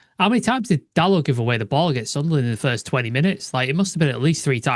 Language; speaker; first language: English; native; English